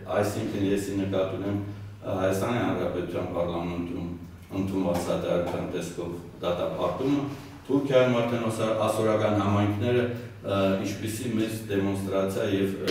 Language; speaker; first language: Armenian; non-native, local second language; Russian